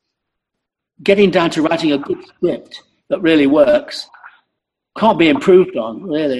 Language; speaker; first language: English; native; English